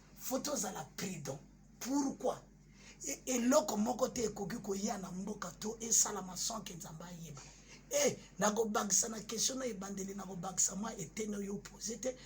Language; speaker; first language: Lingala; native; Lingala